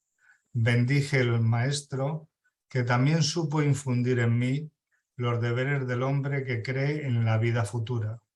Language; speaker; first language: Spanish; native; Spanish